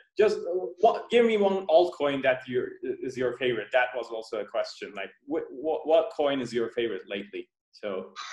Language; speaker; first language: English; non-native, fluent; Turkish